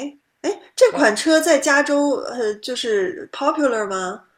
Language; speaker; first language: Chinese; native; Chinese